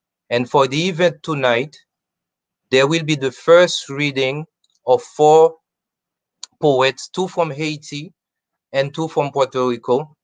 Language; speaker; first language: English; non-native, fluent; Haitian Creole